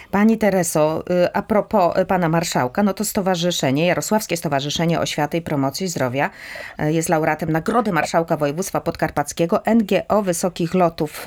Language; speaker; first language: Polish; native; Polish